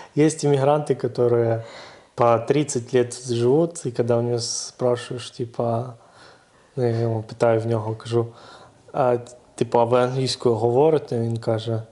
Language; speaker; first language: Ukrainian; non-native, local second language; Russian